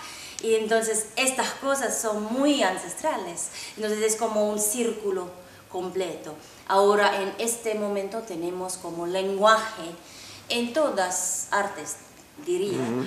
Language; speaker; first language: Spanish; non-native, fluent; Finnish